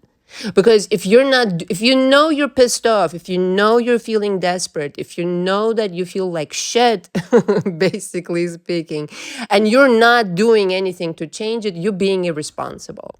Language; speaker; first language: English; non-native, fluent; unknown